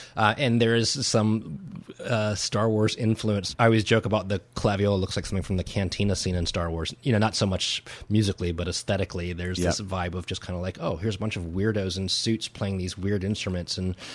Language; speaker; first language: English; native; English